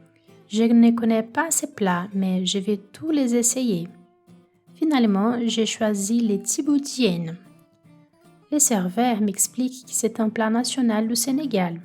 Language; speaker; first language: French; non-native, fluent; Portuguese